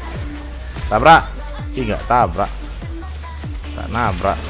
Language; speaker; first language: Indonesian; native; Indonesian